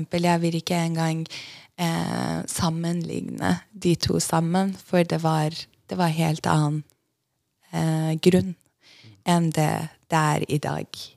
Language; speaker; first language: Norwegian; non-native, fluent; Persian